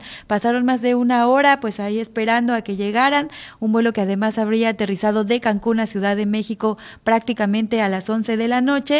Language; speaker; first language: Spanish; native; Spanish